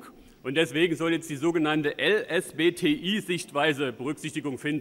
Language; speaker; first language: German; native; German